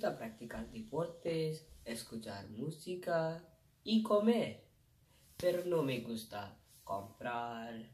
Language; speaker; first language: Spanish; non-native, learner; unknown